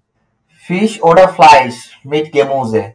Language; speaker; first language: German; non-native, fluent; Bangla